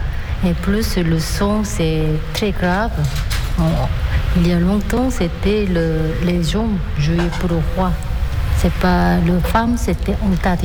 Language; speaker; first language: French; non-native, learner; Korean